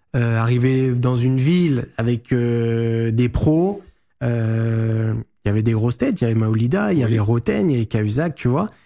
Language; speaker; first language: French; native; French